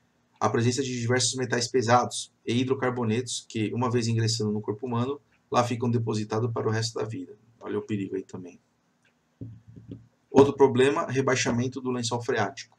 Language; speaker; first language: Portuguese; native; Portuguese